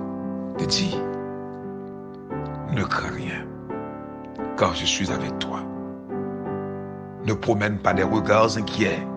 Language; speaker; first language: French; non-native, local second language; Haitian Creole